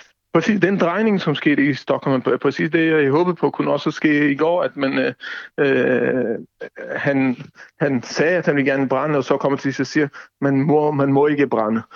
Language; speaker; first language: Danish; non-native, fluent; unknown